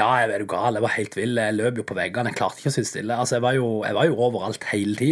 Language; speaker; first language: Norwegian; native; Norwegian